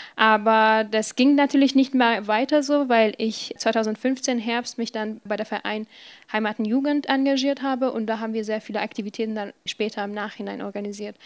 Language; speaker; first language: German; non-native, fluent; Persian